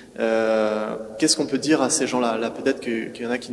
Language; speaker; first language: French; native; French